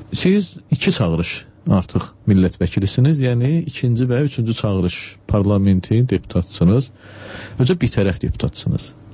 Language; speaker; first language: Azerbaijani; native; Azerbaijani